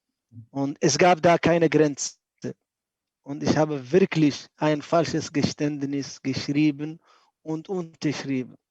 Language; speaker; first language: German; non-native, fluent; Arabic